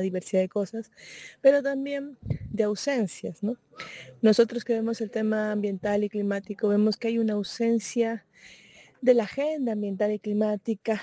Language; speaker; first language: Spanish; native; Spanish